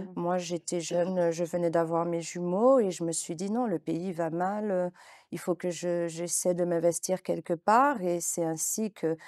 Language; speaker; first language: French; native; French